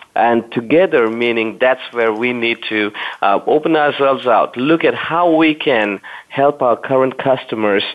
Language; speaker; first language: English; non-native, fluent; German